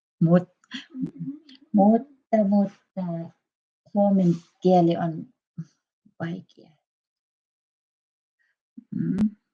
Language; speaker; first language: Finnish; non-native, learner; Thai